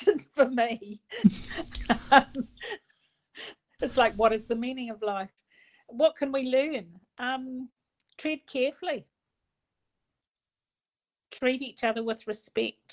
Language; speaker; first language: English; native; English